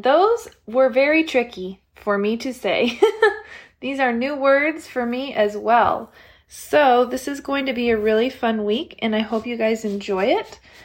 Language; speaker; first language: English; native; English